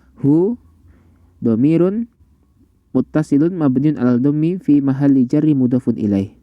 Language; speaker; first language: Arabic; non-native, fluent; Indonesian